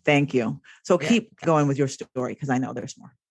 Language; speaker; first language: English; native; English